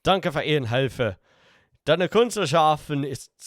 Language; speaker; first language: German; non-native, learner; English